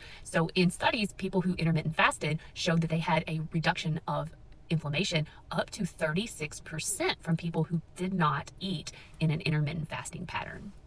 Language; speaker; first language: English; native; English